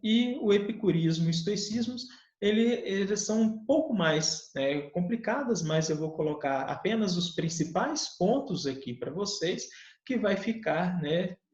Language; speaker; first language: Portuguese; native; Portuguese